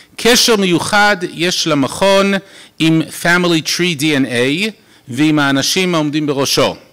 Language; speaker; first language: Hebrew; native; Hebrew